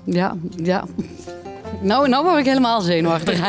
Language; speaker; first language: Dutch; native; Dutch